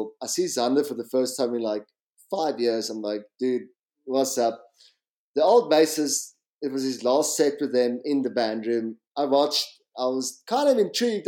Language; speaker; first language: English; native; English